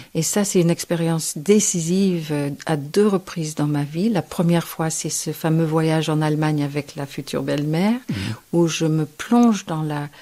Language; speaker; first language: French; non-native, fluent; English